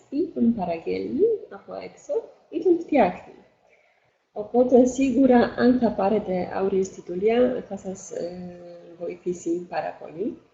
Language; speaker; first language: Greek; non-native, fluent; Polish